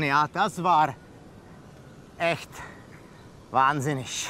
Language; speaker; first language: German; non-native, learner; Czech